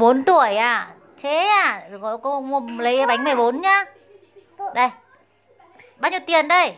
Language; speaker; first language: Vietnamese; native; Vietnamese